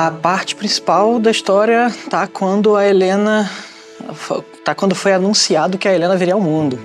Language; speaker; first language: Portuguese; native; Portuguese